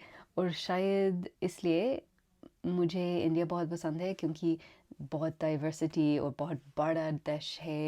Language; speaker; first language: Hindi; non-native, learner; English